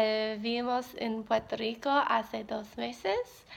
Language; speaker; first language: Spanish; non-native, learner; English